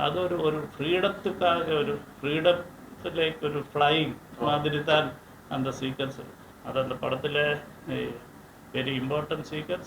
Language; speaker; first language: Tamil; non-native, learner; Malayalam